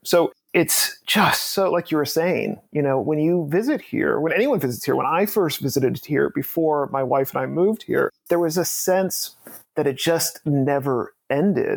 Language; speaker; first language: English; native; English